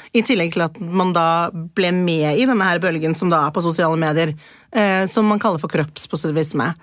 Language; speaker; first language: Norwegian; early bilingual, other home language; Persian